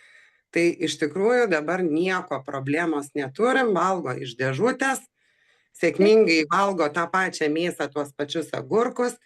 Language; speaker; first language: Lithuanian; native; Lithuanian